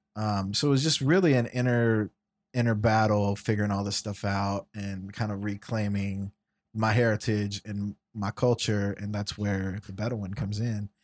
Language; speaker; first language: English; native; English